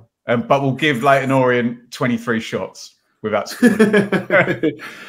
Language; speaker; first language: English; native; English